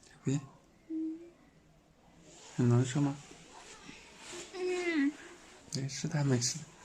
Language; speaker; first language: Chinese; native; Chinese